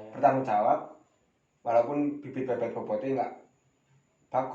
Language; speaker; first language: Indonesian; native; Indonesian